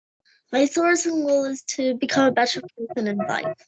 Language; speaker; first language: English; non-native, learner; Hindi